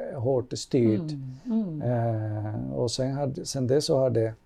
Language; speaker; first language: Swedish; non-native, fluent; Spanish